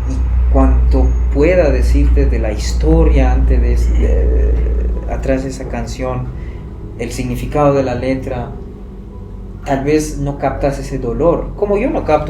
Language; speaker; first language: Spanish; non-native, fluent; Persian